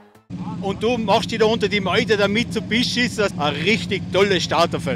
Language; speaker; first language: German; native; German